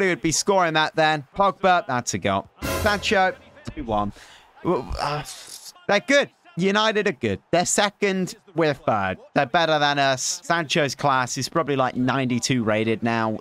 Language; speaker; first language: English; native; English